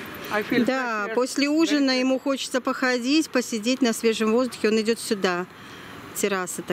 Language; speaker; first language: Russian; native; Russian